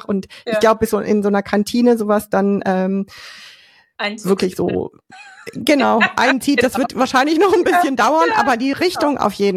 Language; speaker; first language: German; native; German